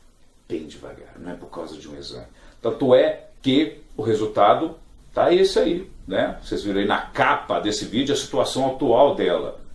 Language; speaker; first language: Portuguese; native; Portuguese